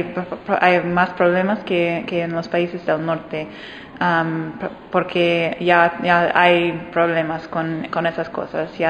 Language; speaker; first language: Spanish; non-native, fluent; English